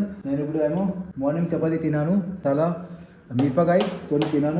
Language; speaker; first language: Telugu; non-native, learner; Hindi